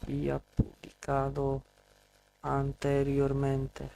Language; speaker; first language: Spanish; non-native, learner; English